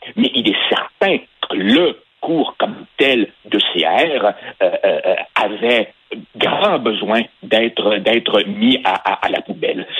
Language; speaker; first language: French; early bilingual, other home language; Spanish